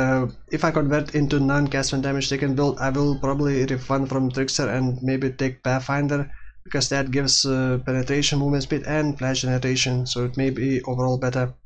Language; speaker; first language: English; non-native, fluent; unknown